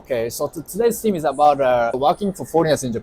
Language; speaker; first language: English; non-native, learner; Japanese